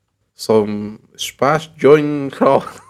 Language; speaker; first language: German; non-native, learner; Spanish